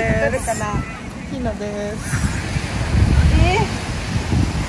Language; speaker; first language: Japanese; non-native, fluent; Russian